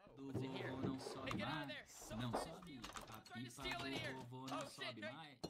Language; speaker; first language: Portuguese; native; Portuguese